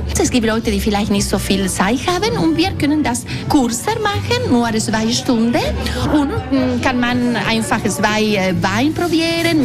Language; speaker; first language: German; non-native, local second language; Italian